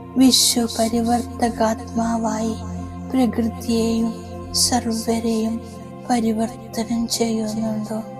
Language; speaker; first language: Malayalam; native; Malayalam